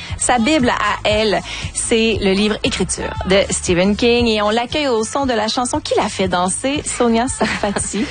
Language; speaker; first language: French; native; French